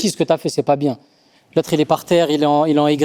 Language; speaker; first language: French; native; French